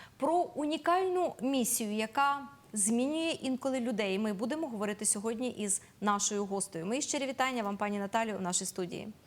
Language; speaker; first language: Ukrainian; native; Ukrainian